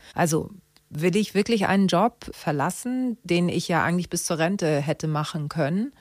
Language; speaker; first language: German; native; German